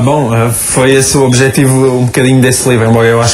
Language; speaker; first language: Portuguese; native; Portuguese